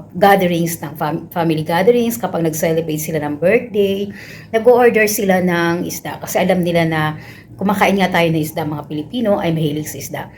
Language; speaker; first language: Filipino; native; Filipino